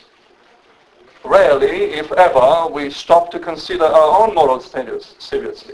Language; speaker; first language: English; non-native, fluent; Romanian